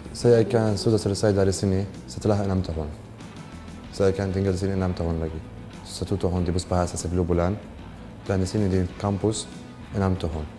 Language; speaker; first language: Indonesian; non-native, learner; Arabic